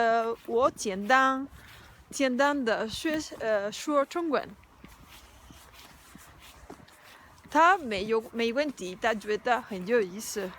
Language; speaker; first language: Chinese; non-native, learner; Spanish